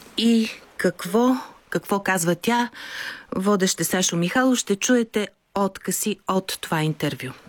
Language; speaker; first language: Bulgarian; native; Bulgarian